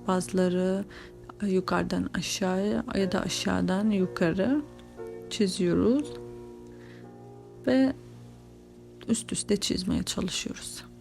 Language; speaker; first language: Turkish; non-native, fluent; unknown